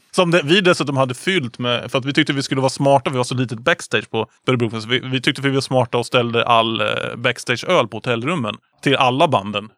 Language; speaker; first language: Swedish; native; Swedish